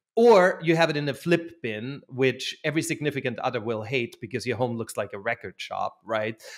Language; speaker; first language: English; non-native, fluent; German